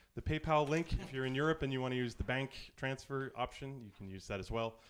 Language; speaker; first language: English; native; English